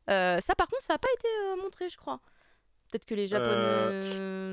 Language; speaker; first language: French; native; French